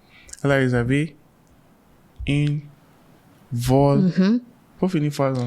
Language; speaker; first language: French; non-native, learner; English